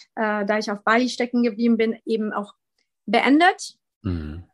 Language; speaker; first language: German; early bilingual, other home language; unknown